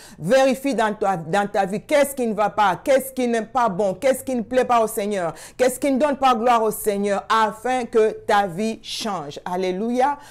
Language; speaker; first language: French; non-native, local second language; Swahili